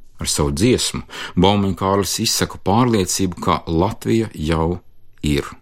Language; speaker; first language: Latvian; native; Latvian